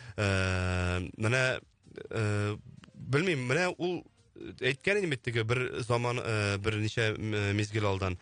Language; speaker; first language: Tatar; native; Tatar